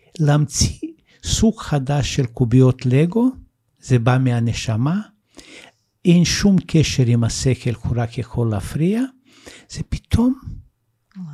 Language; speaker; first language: Hebrew; non-native, fluent; Russian